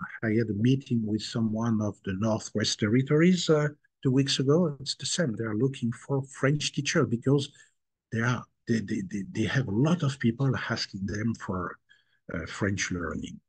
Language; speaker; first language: English; non-native, fluent; French